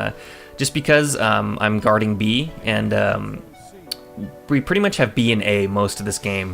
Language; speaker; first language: English; native; English